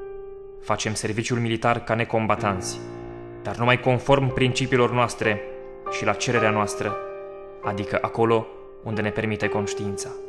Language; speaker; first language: Romanian; native; Romanian